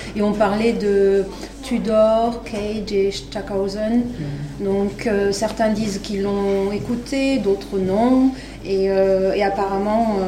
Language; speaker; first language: French; native; French